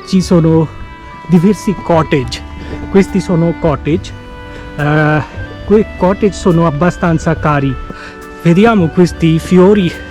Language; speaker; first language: Italian; non-native, fluent; Bangla